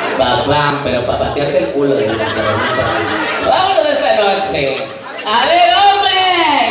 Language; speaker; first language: Spanish; native; Spanish